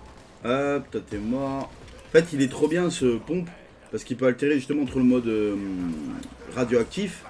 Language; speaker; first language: French; native; French